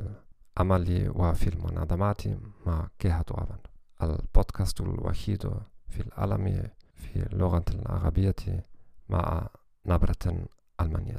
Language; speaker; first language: Arabic; non-native, learner; German